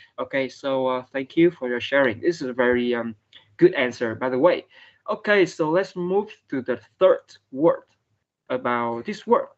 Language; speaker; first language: English; non-native, fluent; Vietnamese